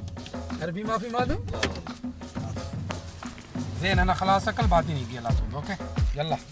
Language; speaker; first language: Arabic; non-native, learner; Hindi